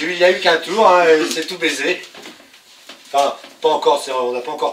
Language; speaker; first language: French; native; French